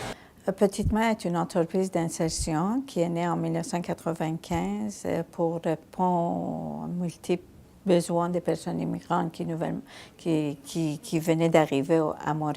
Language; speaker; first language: French; non-native, local second language; Arabic